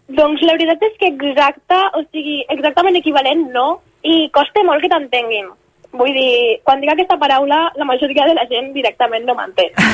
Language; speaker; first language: Catalan; native; Catalan